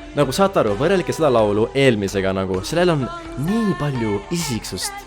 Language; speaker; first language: Estonian; native; Estonian